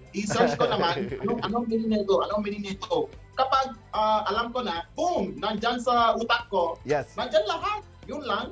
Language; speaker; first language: Filipino; non-native, learner; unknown